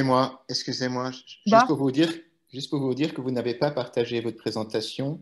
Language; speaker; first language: French; native; French